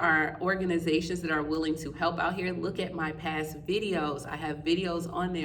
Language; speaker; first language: English; native; English